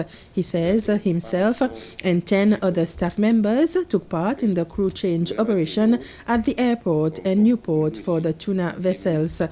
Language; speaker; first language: English; non-native, local second language; Seselwa Creole French